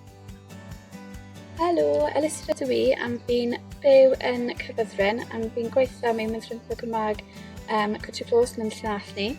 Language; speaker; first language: Welsh; non-native, local second language; English